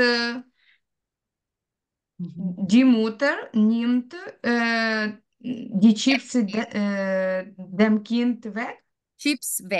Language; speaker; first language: German; non-native, learner; Ukrainian